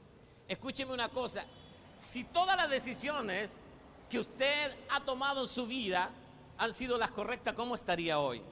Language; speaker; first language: Spanish; native; Spanish